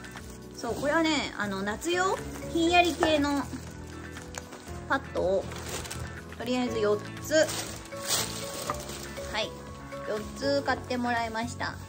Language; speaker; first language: Japanese; native; Japanese